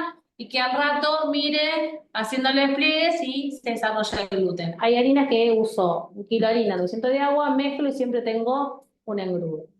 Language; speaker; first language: Spanish; native; Spanish